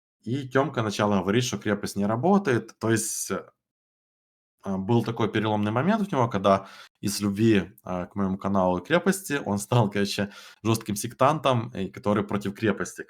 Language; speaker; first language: Russian; native; Russian